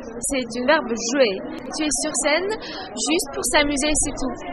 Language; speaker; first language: French; non-native, fluent; Russian